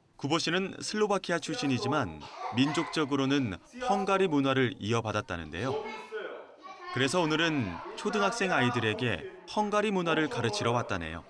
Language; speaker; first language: Korean; native; Korean